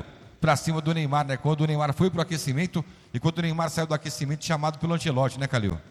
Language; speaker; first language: Portuguese; native; Portuguese